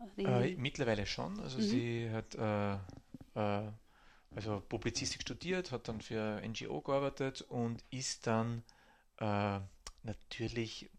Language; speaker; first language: German; native; German